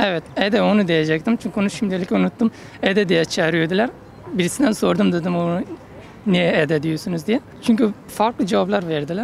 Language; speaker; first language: Turkish; non-native, learner; Uzbek